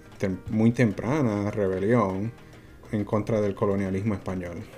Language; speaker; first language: Spanish; native; Spanish